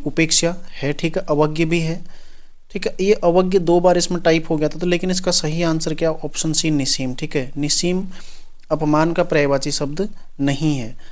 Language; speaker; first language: Hindi; native; Hindi